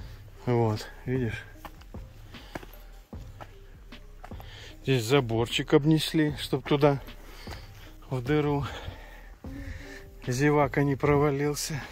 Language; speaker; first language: Russian; native; Russian